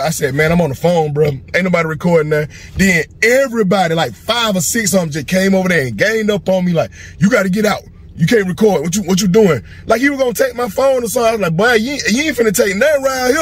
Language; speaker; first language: English; native; English